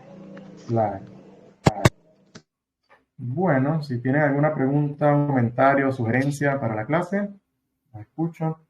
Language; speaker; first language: Spanish; native; Spanish